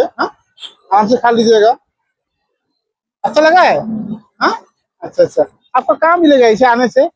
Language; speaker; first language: Hindi; non-native, local second language; Assamese